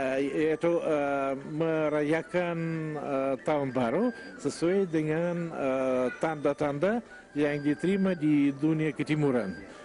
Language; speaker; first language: Malay; non-native, fluent; Russian